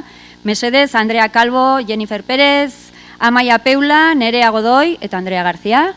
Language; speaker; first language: Basque; native; Basque